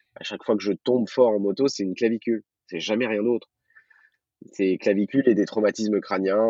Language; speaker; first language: French; early bilingual, other home language; Arabic